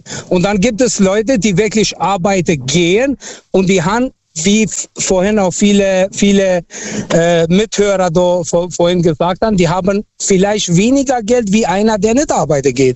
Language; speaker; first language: German; non-native, fluent; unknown